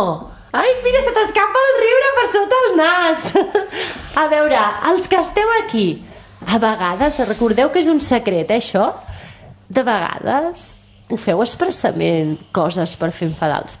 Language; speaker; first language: Catalan; native; Catalan